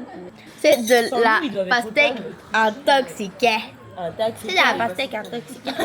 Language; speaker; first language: French; native; French